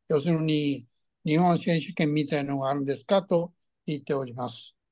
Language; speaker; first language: Japanese; early bilingual, heritage; Japanese